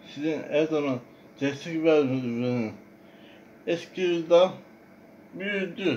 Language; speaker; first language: Turkish; non-native, learner; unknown